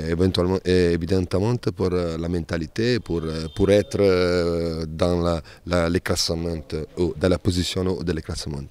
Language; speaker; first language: French; non-native, learner; Italian